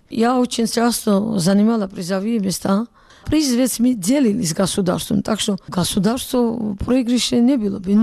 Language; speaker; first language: Russian; non-native, local second language; Georgian